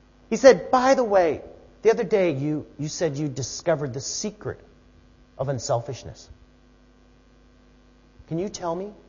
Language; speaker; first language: English; native; English